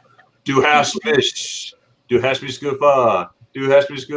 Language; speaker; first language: German; non-native, learner; English